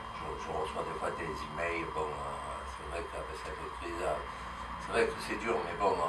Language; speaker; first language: French; native; French